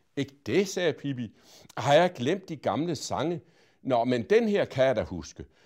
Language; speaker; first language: Danish; native; Danish